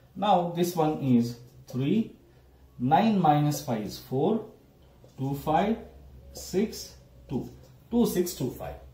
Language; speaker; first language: English; non-native, local second language; Kannada